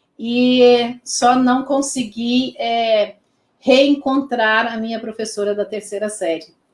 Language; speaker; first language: Portuguese; non-native, local second language; Low German